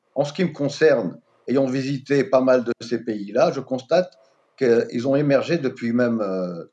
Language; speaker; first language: French; non-native, local second language; Arabic